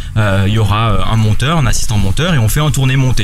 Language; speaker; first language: French; native; French